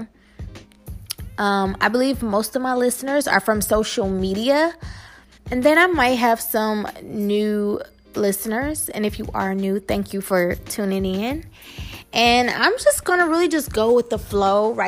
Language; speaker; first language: English; native; English